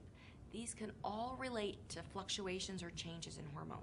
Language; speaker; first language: English; native; English